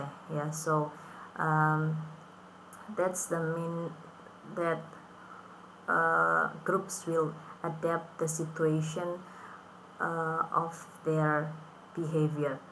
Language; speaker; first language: English; non-native, fluent; Indonesian